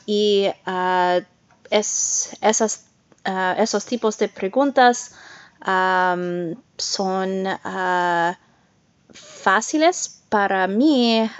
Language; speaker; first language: Spanish; non-native, learner; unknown